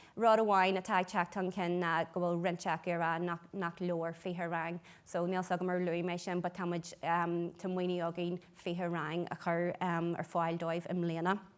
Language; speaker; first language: Irish; non-native, local second language; English